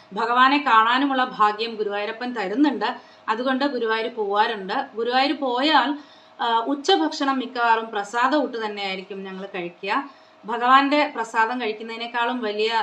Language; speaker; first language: Malayalam; non-native, local second language; Konkani